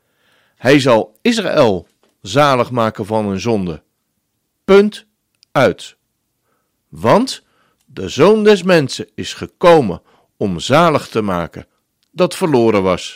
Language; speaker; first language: Dutch; native; Dutch